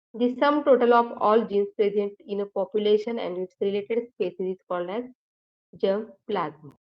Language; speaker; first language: English; non-native, local second language; Marathi